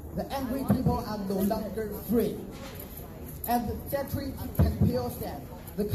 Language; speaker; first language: English; non-native, fluent; Chinese